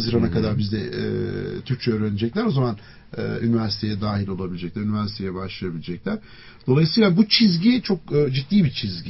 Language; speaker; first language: Turkish; native; Turkish